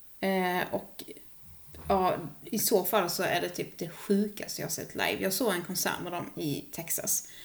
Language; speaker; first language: Swedish; native; Swedish